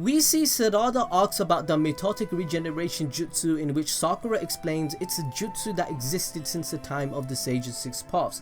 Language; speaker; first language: English; native; English